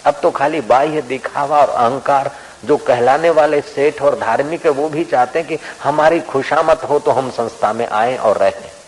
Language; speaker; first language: Hindi; non-native, local second language; Sindhi